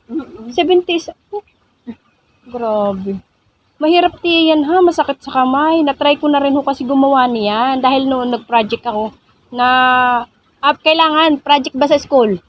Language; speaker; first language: Filipino; non-native, local second language; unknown